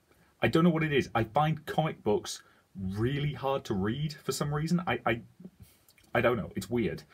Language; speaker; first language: English; native; English